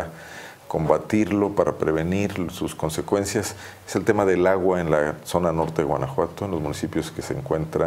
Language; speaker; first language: Spanish; native; Spanish